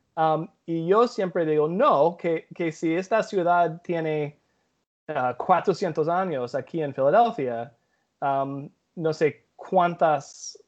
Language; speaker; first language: Spanish; non-native, learner; English